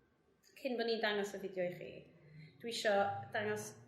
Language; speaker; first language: Welsh; native; Welsh